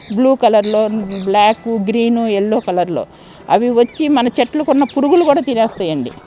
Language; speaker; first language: Telugu; native; Telugu